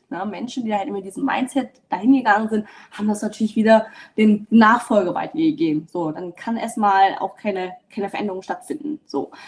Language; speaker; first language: German; early bilingual, other home language; Vietnamese